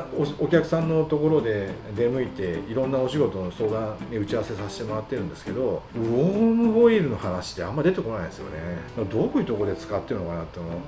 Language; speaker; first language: Japanese; native; Japanese